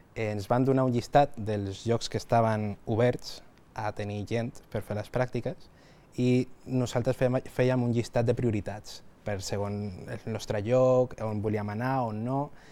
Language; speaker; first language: Catalan; non-native, local second language; Spanish